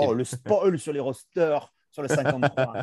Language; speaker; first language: French; native; French